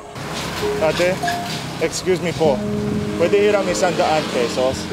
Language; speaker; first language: Filipino; non-native, learner; Arabic